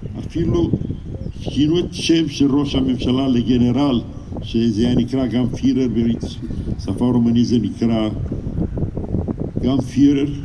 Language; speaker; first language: Hebrew; non-native, fluent; Romanian